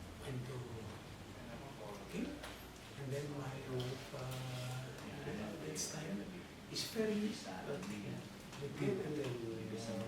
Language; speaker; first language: English; non-native, learner; Sundanese